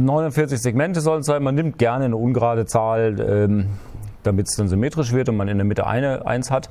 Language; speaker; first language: German; native; German